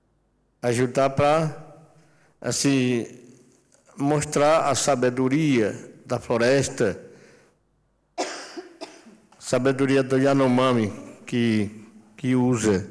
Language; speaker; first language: Portuguese; non-native, local second language; Yanomámi